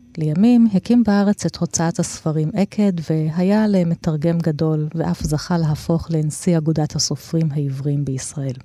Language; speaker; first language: Hebrew; native; Hebrew